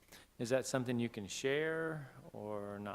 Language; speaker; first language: English; native; English